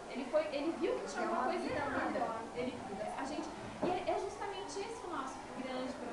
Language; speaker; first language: Portuguese; native; Portuguese